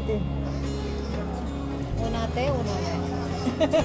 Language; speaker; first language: Italian; non-native, fluent; Filipino